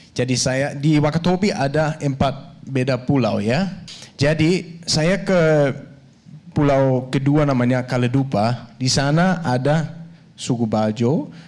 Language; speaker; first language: Indonesian; non-native, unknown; Danish